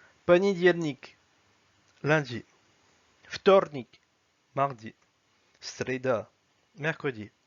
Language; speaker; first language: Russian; non-native, fluent; French